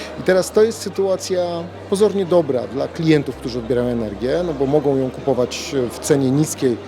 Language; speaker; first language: Polish; native; Polish